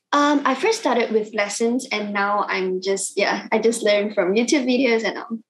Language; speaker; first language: English; non-native, local second language; Cantonese